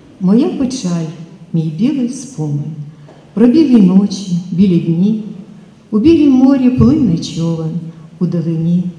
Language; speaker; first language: Ukrainian; native; Ukrainian